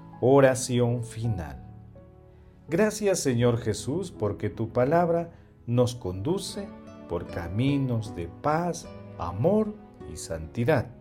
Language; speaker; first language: Spanish; native; Spanish